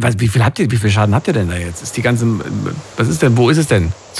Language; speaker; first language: German; native; German